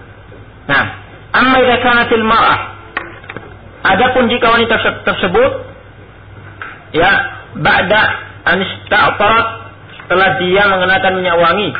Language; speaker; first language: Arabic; non-native, fluent; Indonesian